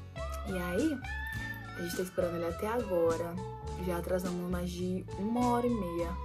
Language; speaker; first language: Portuguese; native; Portuguese